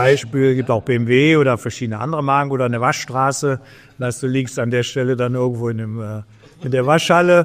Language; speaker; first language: German; native; German